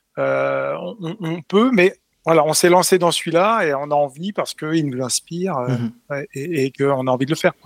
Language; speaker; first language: French; native; French